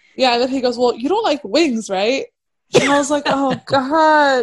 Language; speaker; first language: English; early bilingual, heritage; Persian